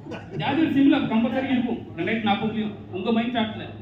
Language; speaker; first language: Tamil; native; Tamil